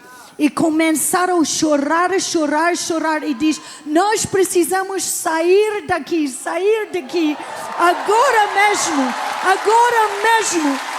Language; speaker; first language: Portuguese; non-native, learner; English